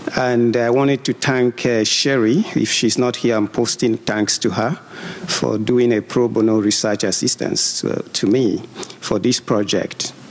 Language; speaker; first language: English; non-native, local second language; Igbo